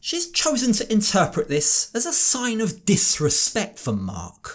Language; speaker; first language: English; native; English